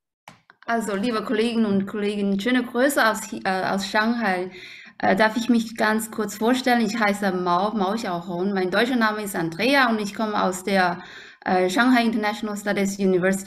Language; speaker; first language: German; non-native, fluent; Chinese